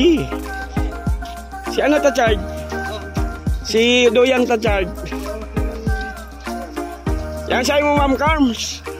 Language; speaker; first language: Filipino; non-native, local second language; Bikol